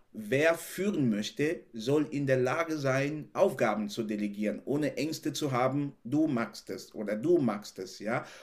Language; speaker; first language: German; non-native, fluent; French